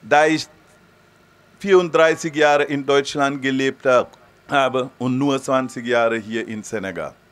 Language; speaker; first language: German; non-native, fluent; Wolof